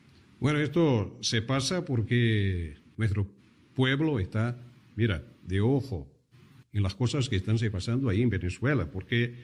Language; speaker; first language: Spanish; non-native, fluent; Portuguese